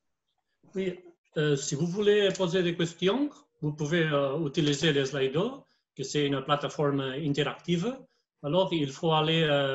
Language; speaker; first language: French; non-native, fluent; Spanish